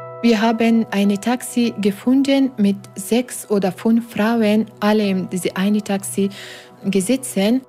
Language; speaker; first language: German; non-native, learner; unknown